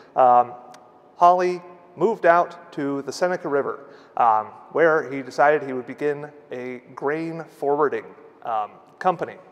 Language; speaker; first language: English; native; English